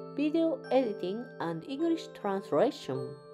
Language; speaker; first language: English; non-native, learner; Japanese